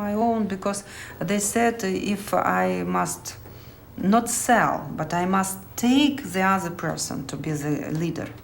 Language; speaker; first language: English; non-native, learner; Russian